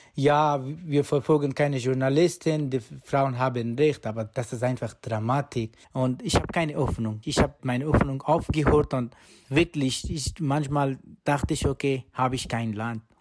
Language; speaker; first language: German; non-native, learner; Persian